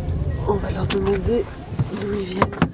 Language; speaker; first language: French; native; French